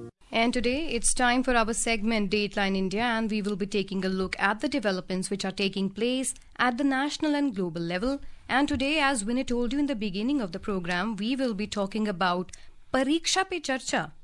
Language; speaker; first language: English; non-native, local second language; Hindi